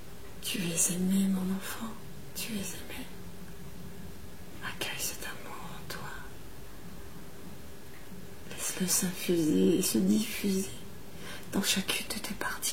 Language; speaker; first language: French; native; French